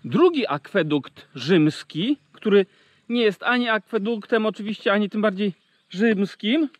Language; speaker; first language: Polish; native; Polish